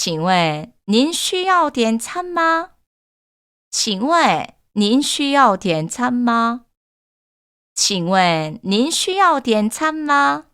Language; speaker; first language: Chinese; non-native, fluent; Korean